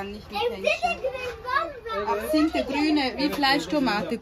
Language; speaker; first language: German; non-native, learner; Turkish